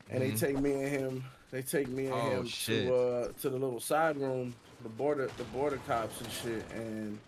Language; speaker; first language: English; native; English